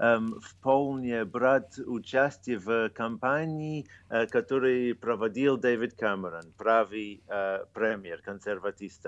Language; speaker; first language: Russian; non-native, fluent; English